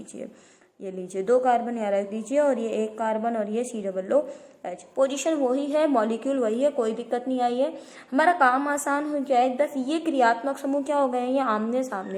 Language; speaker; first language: Hindi; native; Hindi